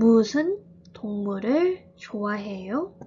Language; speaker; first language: Korean; early bilingual, heritage; Korean